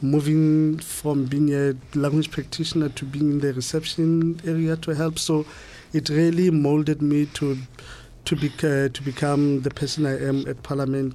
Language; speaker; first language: English; non-native, local second language; Southern Sotho